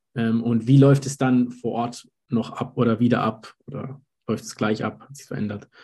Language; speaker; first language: German; native; German